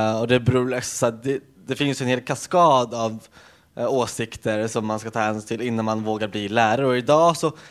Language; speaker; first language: Swedish; native; Swedish